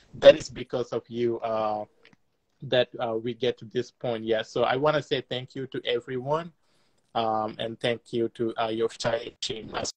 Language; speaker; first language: English; non-native, fluent; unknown